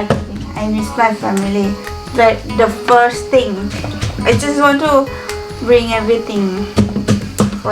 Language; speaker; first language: English; non-native, learner; Thai